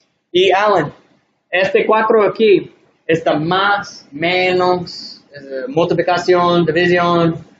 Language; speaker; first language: Spanish; non-native, learner; English